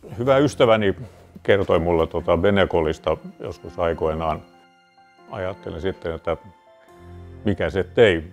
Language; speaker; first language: Finnish; early bilingual, other home language; Swedish